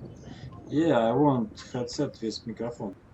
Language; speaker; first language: English; non-native, learner; Russian